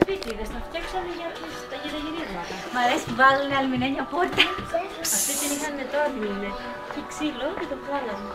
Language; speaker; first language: Greek; native; Greek